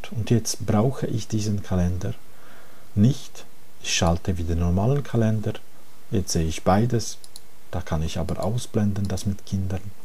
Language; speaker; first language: German; non-native, fluent; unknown